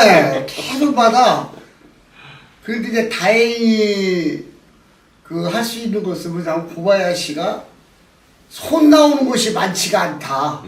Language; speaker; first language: Korean; native; Korean